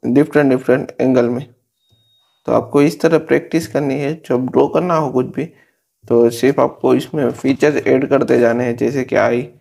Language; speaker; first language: Hindi; native; Hindi